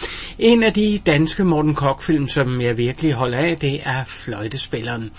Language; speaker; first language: Danish; native; Danish